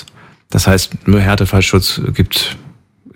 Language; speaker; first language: German; native; German